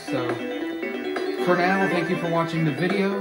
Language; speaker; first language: English; native; English